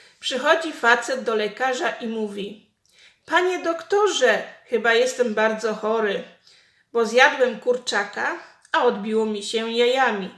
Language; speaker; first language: Polish; native; Polish